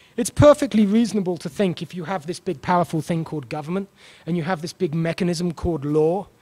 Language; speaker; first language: English; native; English